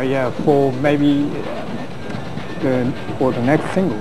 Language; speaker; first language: English; non-native, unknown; Japanese